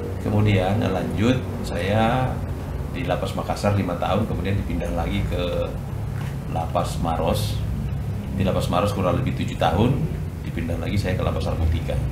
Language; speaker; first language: Indonesian; non-native, local second language; Buginese